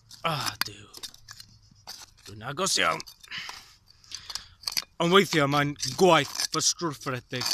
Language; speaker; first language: Welsh; non-native, learner; English